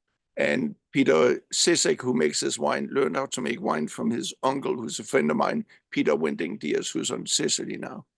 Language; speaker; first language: English; non-native, fluent; Danish